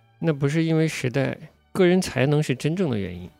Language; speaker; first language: Chinese; native; Chinese